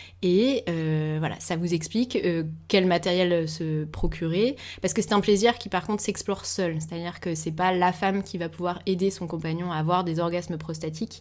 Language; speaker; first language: French; native; French